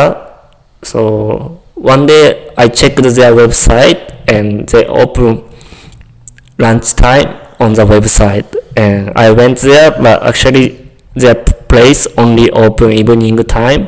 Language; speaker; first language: English; non-native, learner; Japanese